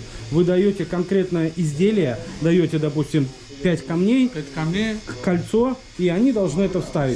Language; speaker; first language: Russian; native; Russian